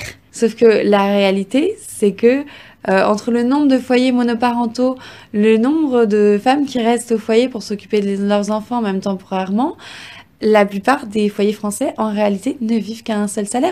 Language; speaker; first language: French; native; French